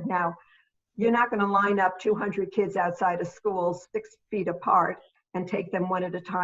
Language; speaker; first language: English; native; English